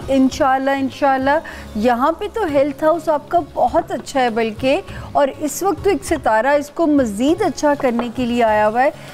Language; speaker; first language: Urdu; native; Urdu